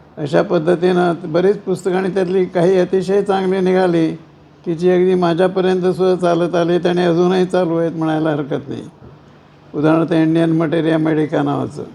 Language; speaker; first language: Marathi; non-native, local second language; Konkani